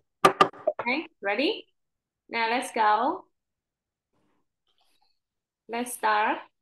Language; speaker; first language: English; non-native, fluent; Vietnamese